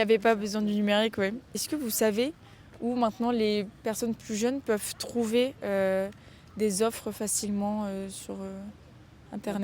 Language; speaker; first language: French; native; French